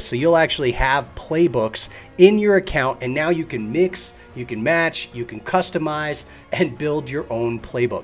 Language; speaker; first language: English; native; English